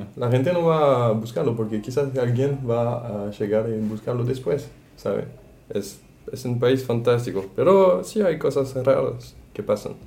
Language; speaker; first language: Spanish; non-native, fluent; French